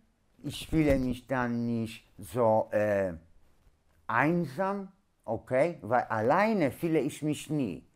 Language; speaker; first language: German; non-native, learner; Polish